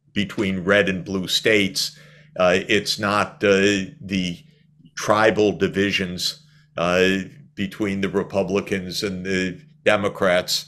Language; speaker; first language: English; native; English